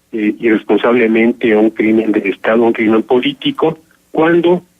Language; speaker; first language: Spanish; native; Spanish